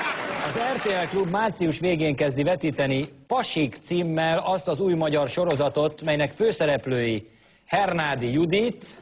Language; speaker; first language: Hungarian; native; Hungarian